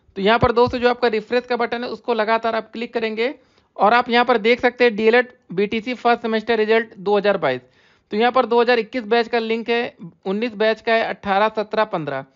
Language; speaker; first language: Hindi; native; Hindi